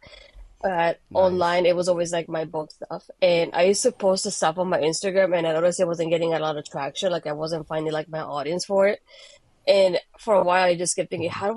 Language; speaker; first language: English; non-native, fluent; Spanish